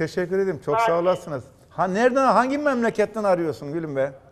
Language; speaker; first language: Turkish; native; Turkish